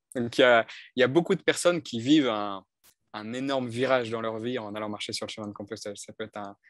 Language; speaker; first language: French; native; French